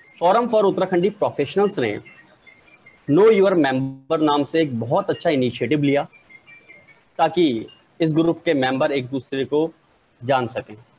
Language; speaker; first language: Hindi; native; Hindi